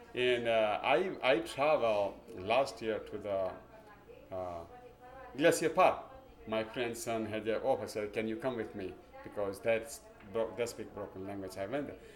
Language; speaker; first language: English; non-native, local second language; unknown